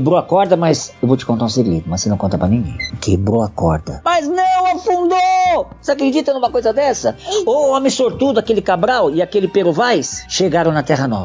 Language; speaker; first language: Portuguese; native; Portuguese